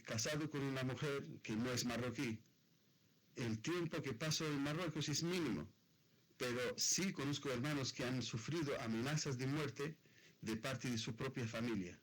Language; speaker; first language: Spanish; non-native, fluent; Arabic